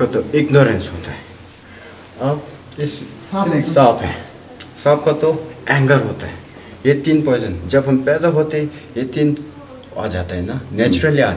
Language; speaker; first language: Hindi; non-native, learner; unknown